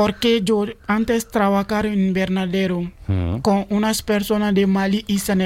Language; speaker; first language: Spanish; non-native, learner; Bambara